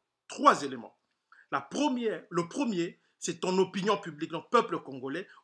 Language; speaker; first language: French; non-native, local second language; Lingala